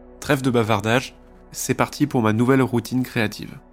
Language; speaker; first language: French; native; French